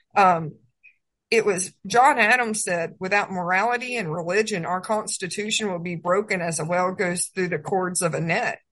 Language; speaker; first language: English; native; English